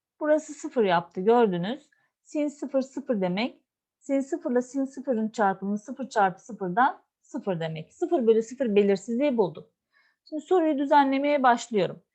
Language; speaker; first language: Turkish; native; Turkish